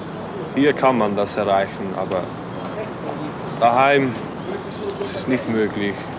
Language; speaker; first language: German; non-native, learner; Hungarian